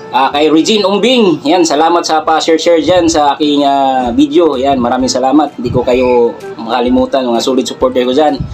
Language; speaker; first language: Filipino; non-native, local second language; Cebuano